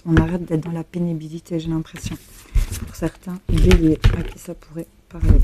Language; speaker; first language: French; native; French